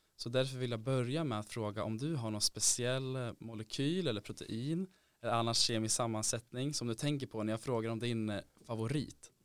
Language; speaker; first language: Swedish; native; Swedish